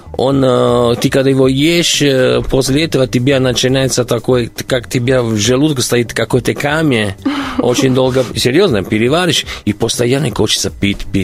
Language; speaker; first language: Russian; non-native, learner; Italian